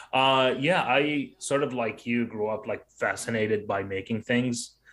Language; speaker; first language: English; non-native, fluent; Arabic